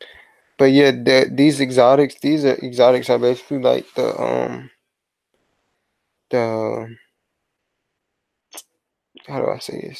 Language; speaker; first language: English; native; English